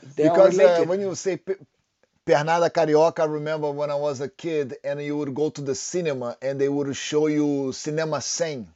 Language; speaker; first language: English; non-native, fluent; Portuguese